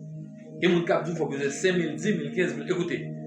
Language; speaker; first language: French; non-native, learner; Haitian Creole